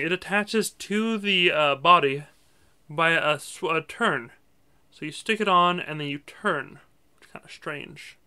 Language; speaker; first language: English; native; English